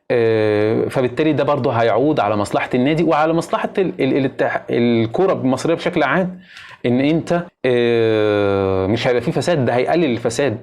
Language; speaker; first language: Arabic; native; Arabic